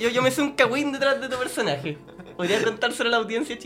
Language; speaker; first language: Spanish; native; Spanish